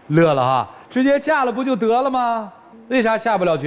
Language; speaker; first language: Chinese; native; Chinese